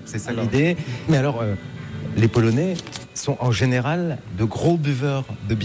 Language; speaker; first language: French; native; French